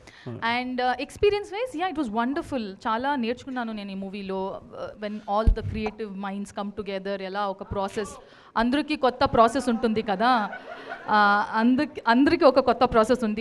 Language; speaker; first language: Telugu; non-native, fluent; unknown